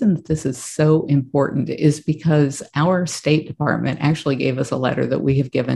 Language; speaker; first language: English; native; English